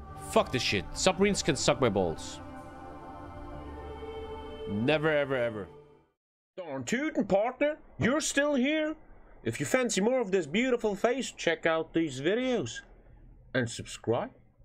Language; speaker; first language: English; non-native, fluent; German